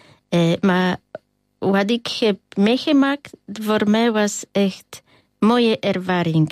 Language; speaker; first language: Dutch; non-native, learner; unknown